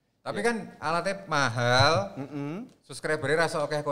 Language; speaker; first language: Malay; non-native, local second language; Javanese